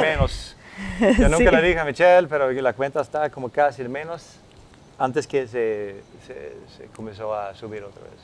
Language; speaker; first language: Spanish; non-native, fluent; Swedish